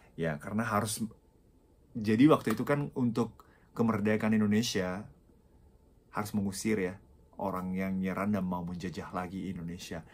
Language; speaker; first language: Indonesian; non-native, fluent; Japanese